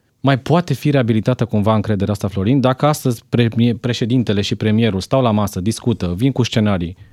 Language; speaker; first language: Romanian; native; Romanian